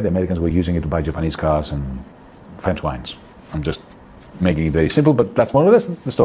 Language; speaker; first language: English; non-native, fluent; Greek